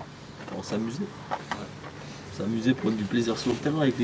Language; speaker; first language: French; native; French